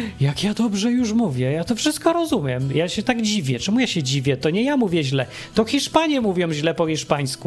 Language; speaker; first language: Polish; native; Polish